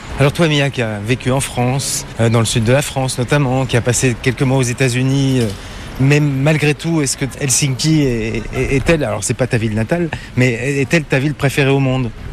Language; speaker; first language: French; native; French